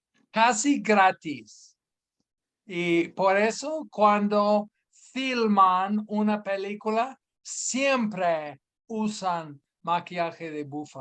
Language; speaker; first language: Spanish; non-native, fluent; English